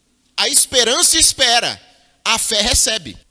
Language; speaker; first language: Portuguese; native; Portuguese